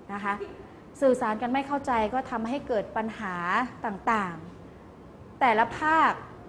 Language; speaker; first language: Thai; native; Thai